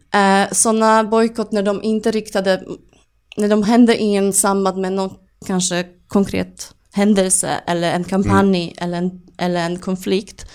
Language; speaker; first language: Swedish; non-native, fluent; Polish